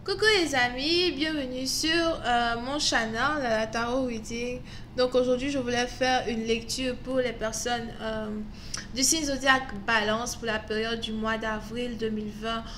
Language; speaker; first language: French; native; French